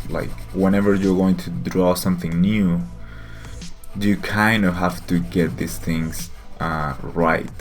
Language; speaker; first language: English; non-native, fluent; Spanish